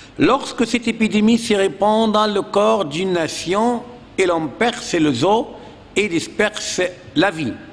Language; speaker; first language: French; non-native, fluent; Arabic